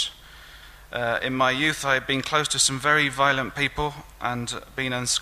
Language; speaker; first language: English; native; English